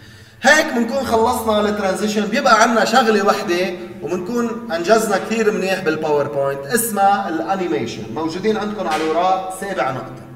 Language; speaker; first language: Arabic; native; Arabic